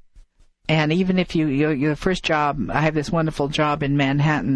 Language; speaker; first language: English; native; English